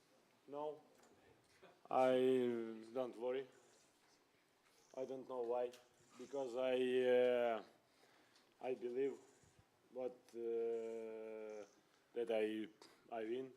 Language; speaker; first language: English; non-native, learner; Ukrainian